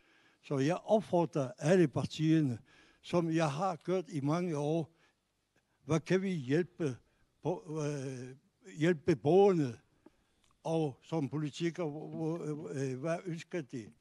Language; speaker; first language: Danish; non-native, local second language; Kalaallisut